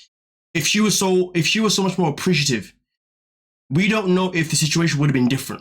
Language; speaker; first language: English; native; English